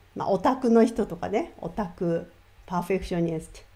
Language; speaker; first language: Japanese; native; Japanese